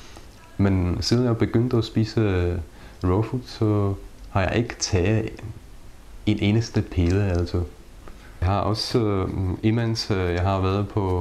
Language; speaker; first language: Danish; non-native, fluent; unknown